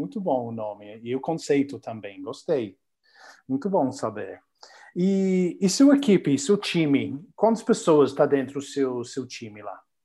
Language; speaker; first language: Portuguese; non-native, learner; English